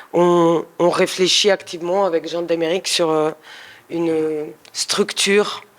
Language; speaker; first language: French; non-native, fluent; Russian